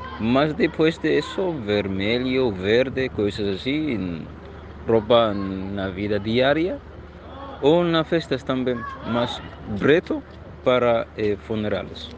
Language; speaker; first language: Spanish; non-native, learner; Arabic